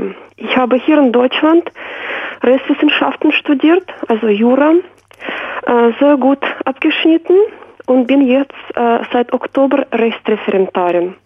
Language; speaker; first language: German; non-native, fluent; Russian